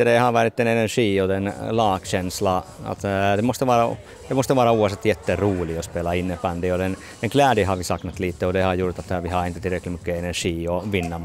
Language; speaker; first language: Swedish; non-native, fluent; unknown